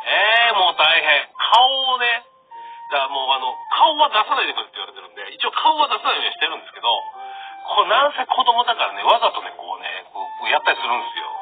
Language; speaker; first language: Japanese; native; Japanese